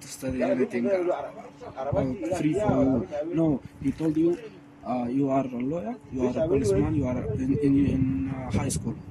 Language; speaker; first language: English; non-native, learner; Arabic